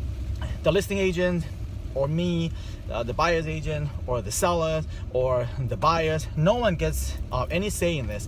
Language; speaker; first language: English; non-native, fluent; Chinese